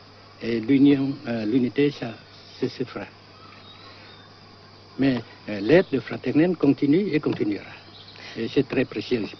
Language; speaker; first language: French; non-native, local second language; Vietnamese